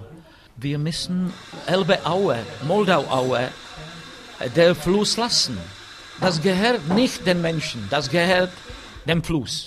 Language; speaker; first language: German; non-native, fluent; Czech